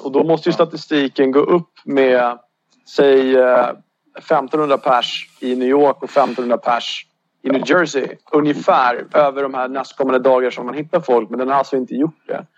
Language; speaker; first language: Swedish; native; Swedish